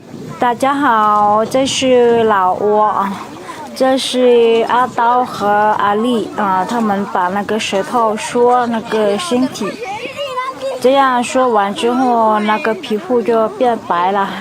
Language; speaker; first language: Chinese; non-native, fluent; Hmong